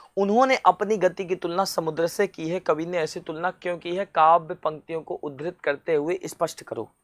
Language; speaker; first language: Hindi; native; Hindi